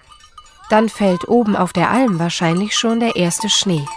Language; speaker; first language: German; native; German